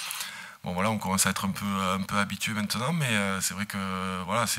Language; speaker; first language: French; native; French